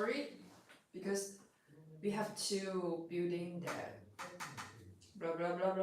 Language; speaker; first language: English; non-native, fluent; Chinese